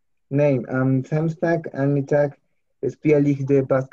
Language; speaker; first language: German; non-native, learner; Spanish